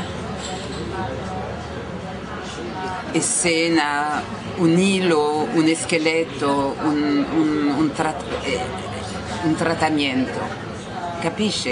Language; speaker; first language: Italian; non-native, learner; French